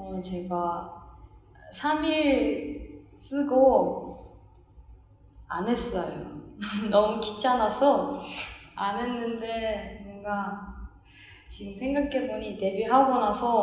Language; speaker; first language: Korean; non-native, fluent; Japanese